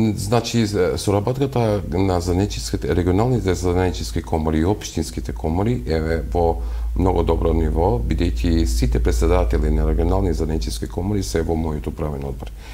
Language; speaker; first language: Macedonian; non-native, local second language; Albanian